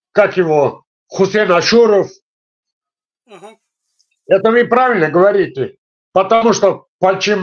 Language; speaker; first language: Russian; non-native, local second language; Tajik